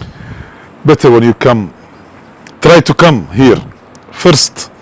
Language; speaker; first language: English; non-native, learner; Arabic